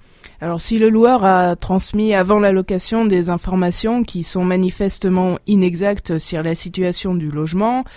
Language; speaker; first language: French; native; French